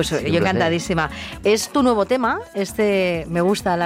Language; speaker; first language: Spanish; native; Spanish